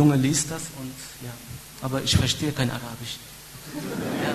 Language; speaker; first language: German; non-native, fluent; Turkish